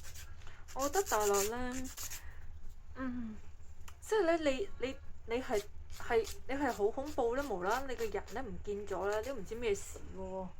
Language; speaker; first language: Cantonese; native; Cantonese